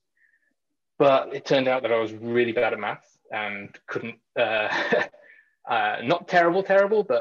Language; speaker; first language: English; native; English